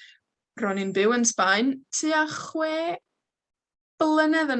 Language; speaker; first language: Welsh; non-native, fluent; Spanish